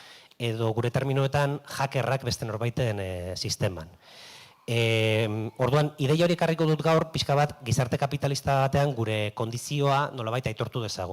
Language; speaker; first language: Basque; native; Basque